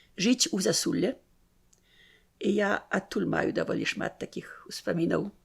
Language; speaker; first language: Belarusian; native; Belarusian